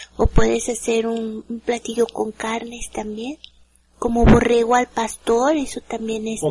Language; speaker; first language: Spanish; native; Spanish